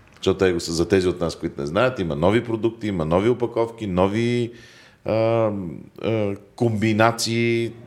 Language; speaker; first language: Bulgarian; native; Bulgarian